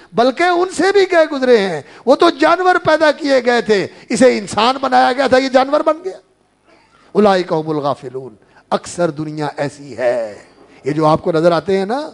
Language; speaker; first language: Urdu; non-native, local second language; Punjabi